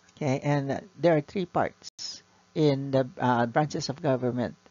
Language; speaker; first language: English; non-native, local second language; Filipino